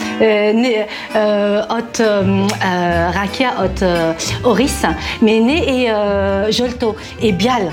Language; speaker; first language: Bulgarian; non-native, learner; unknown